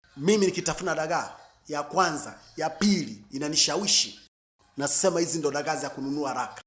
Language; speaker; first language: Swahili; native; Swahili